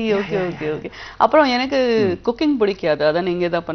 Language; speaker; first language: Tamil; non-native, local second language; Gujarati